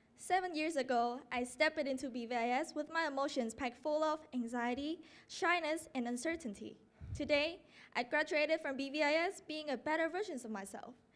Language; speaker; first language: English; non-native, fluent; Vietnamese